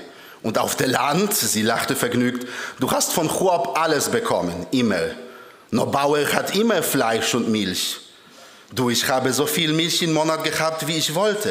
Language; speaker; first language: German; early bilingual, other home language; Polish